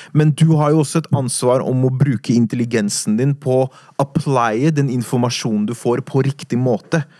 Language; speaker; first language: Norwegian; native; Norwegian